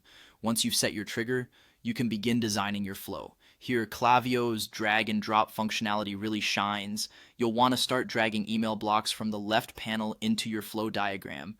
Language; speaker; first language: English; native; English